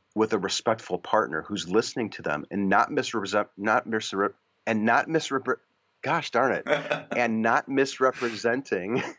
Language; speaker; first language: English; native; English